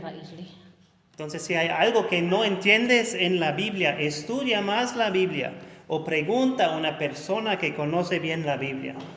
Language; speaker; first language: Spanish; non-native, fluent; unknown